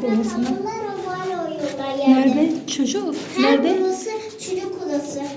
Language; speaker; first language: Turkish; non-native, learner; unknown